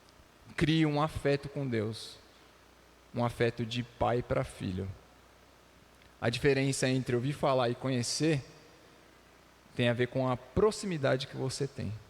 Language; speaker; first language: Portuguese; native; Portuguese